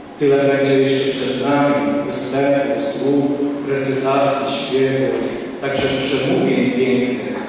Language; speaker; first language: Polish; native; Polish